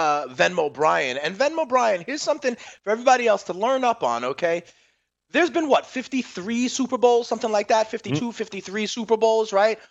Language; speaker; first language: English; native; English